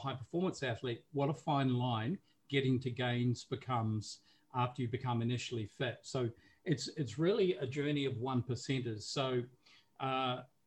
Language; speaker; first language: English; native; English